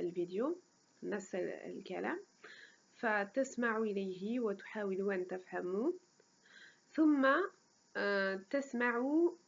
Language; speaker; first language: Arabic; non-native, fluent; French